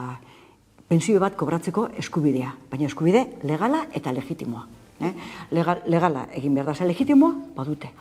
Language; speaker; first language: Basque; native; Basque